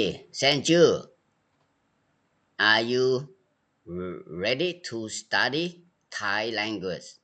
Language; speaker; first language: English; non-native, learner; Thai